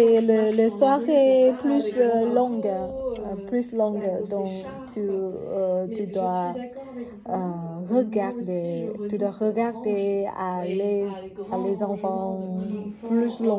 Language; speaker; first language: French; non-native, learner; Vietnamese